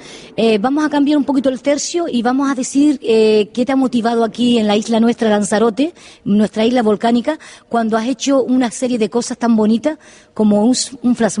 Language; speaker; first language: Spanish; native; Spanish